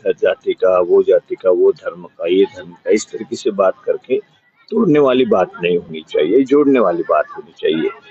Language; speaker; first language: Hindi; non-native, local second language; Marathi